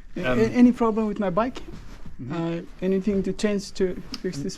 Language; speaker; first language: English; non-native, learner; Nepali